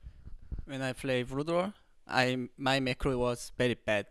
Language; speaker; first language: English; non-native, learner; Korean